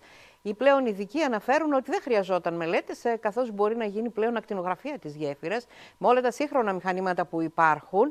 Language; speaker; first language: Greek; native; Greek